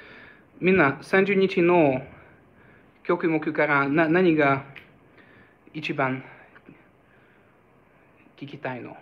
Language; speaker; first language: Japanese; non-native, fluent; Hungarian